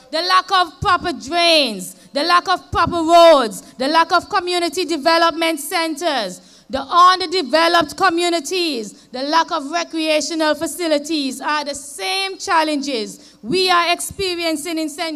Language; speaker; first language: English; native; English